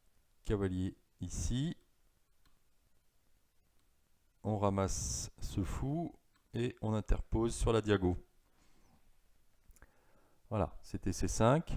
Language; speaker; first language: French; native; French